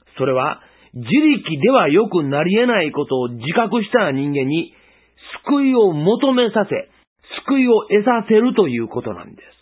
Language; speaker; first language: Japanese; native; Japanese